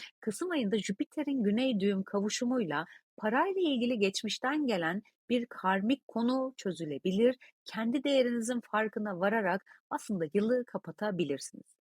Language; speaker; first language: Turkish; native; Turkish